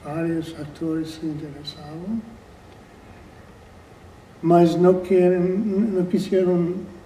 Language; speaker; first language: Portuguese; non-native, fluent; English